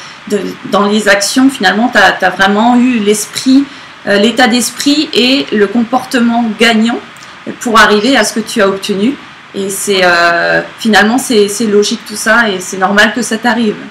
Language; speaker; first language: French; native; French